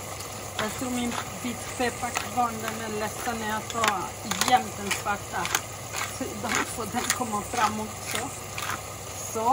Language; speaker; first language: Swedish; non-native, fluent; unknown